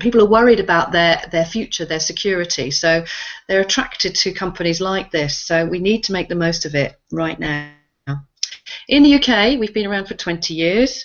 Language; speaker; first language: English; native; English